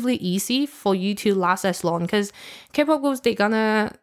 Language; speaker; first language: English; non-native, local second language; Cantonese